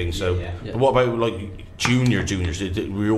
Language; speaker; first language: English; native; English